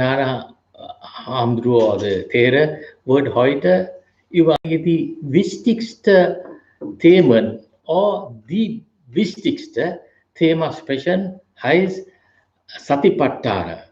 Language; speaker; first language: German; non-native, learner; Sinhala